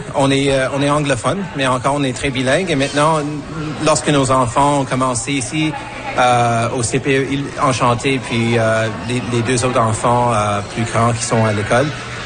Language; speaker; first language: French; non-native, fluent; English